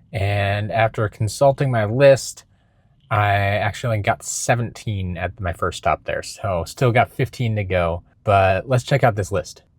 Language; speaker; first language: English; native; English